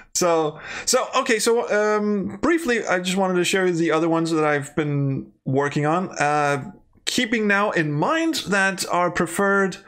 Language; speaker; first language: English; non-native, fluent; Danish